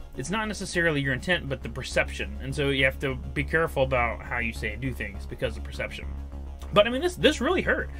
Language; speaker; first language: English; native; English